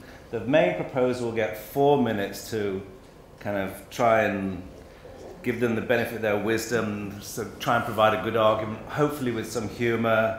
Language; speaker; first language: English; native; English